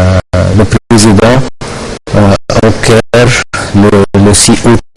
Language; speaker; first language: French; non-native, fluent; Arabic